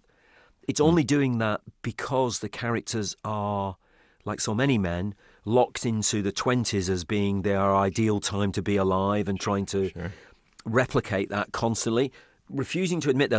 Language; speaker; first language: English; native; English